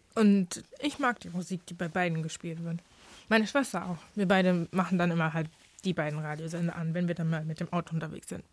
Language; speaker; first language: German; early bilingual, other home language; English